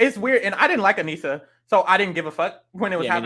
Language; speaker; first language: English; native; English